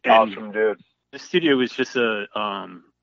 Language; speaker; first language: English; native; English